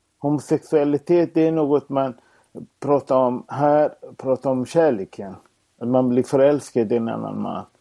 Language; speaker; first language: Swedish; non-native, fluent; Persian